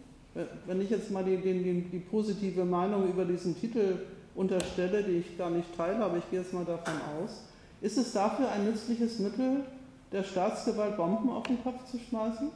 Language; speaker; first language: German; native; German